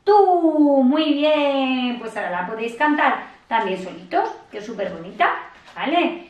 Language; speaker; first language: Spanish; native; Spanish